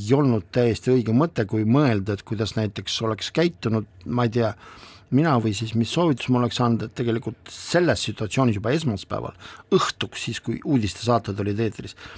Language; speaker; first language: Estonian; non-native, local second language; Russian